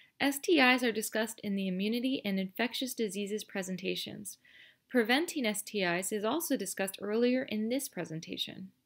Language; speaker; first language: English; native; English